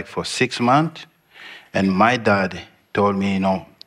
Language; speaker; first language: English; non-native, learner; Arabic